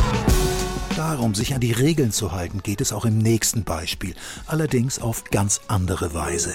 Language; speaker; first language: German; native; German